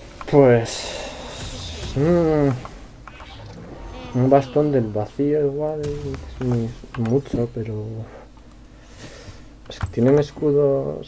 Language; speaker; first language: Spanish; native; Spanish